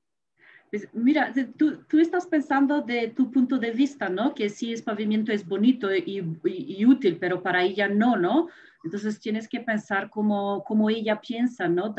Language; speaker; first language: Spanish; non-native, fluent; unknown